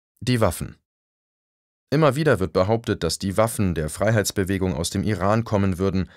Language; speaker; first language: German; native; German